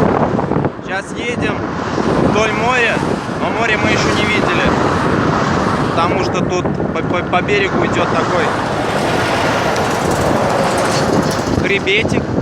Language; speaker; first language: Russian; native; Russian